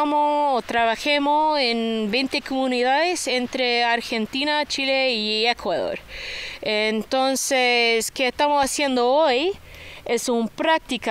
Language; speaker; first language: Spanish; non-native, fluent; English